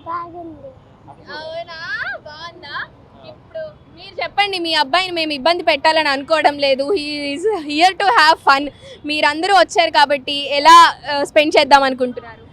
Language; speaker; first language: Telugu; native; Telugu